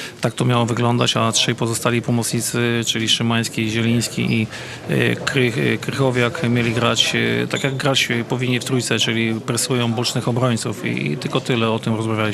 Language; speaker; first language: Polish; native; Polish